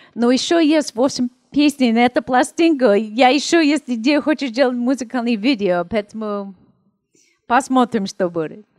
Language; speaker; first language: Russian; non-native, learner; English